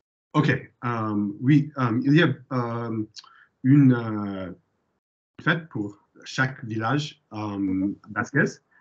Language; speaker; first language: French; non-native, learner; English